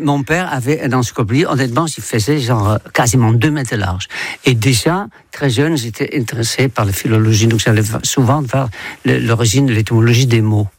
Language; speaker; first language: French; non-native, fluent; Dutch